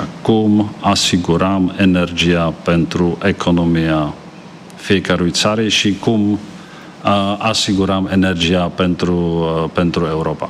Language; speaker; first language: Romanian; non-native, fluent; Czech